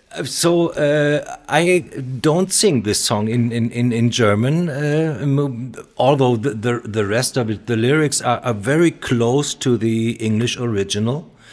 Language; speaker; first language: English; non-native, fluent; German